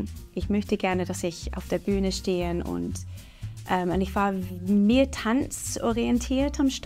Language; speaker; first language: German; non-native, fluent; English